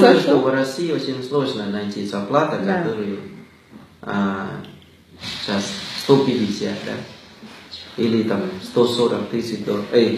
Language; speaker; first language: Russian; non-native, fluent; Thai